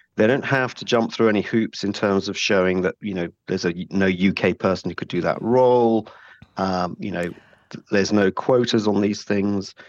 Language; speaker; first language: English; native; English